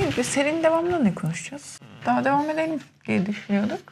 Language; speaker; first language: Turkish; native; Turkish